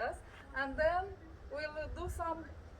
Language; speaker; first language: English; non-native, learner; Romanian